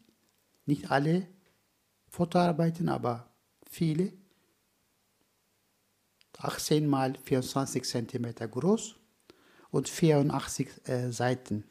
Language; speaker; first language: German; non-native, fluent; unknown